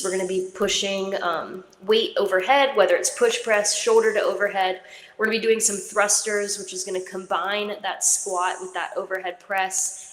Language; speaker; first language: English; native; English